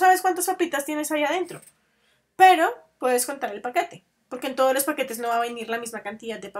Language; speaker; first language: Spanish; native; Spanish